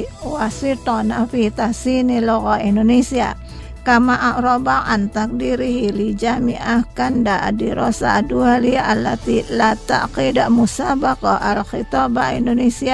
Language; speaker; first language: Arabic; non-native, fluent; Indonesian